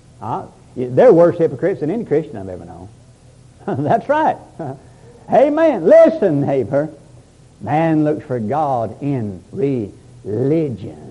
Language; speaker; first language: English; native; English